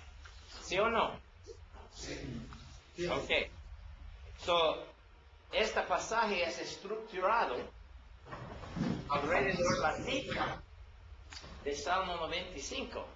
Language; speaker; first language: Spanish; non-native, learner; English